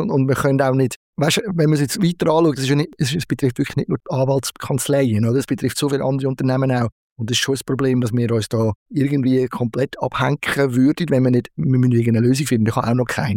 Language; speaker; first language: German; native; German